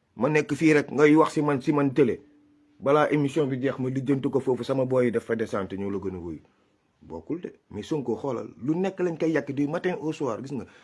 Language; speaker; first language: Wolof; non-native, local second language; Fula